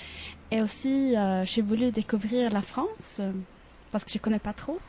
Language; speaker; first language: French; non-native, fluent; Swedish